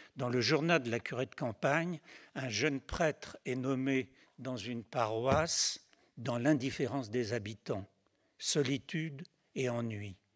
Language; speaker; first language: French; native; French